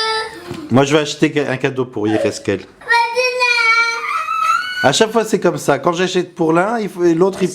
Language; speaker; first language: French; native; French